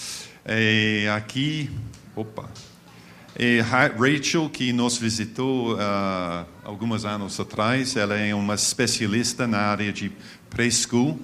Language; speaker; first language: Portuguese; non-native, fluent; English